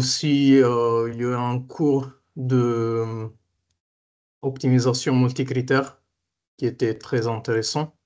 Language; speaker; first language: French; non-native, fluent; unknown